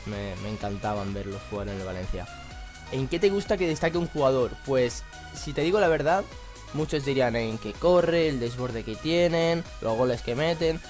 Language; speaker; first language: Spanish; native; Spanish